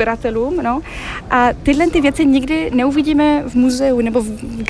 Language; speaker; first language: Czech; early bilingual, heritage; Czech